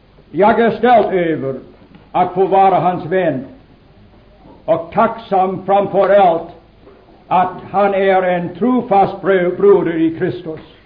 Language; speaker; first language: Swedish; non-native, fluent; English